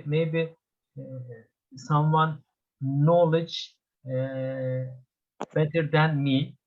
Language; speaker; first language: English; non-native, learner; Turkish